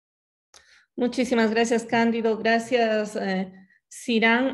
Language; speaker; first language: Spanish; native; Spanish